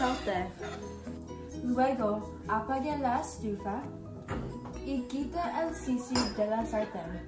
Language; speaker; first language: Spanish; non-native, learner; English